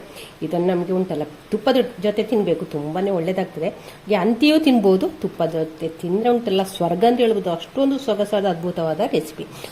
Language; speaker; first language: Kannada; native; Kannada